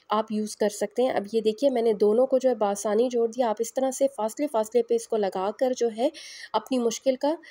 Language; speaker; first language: Hindi; native; Hindi